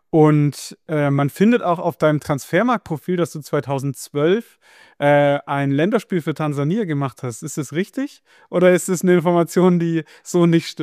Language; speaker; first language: German; native; German